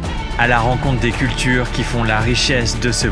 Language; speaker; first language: French; native; French